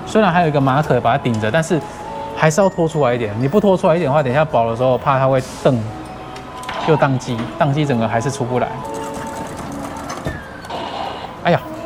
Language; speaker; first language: Chinese; native; Chinese